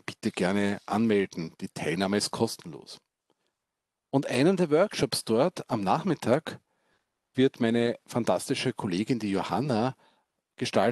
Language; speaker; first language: German; native; German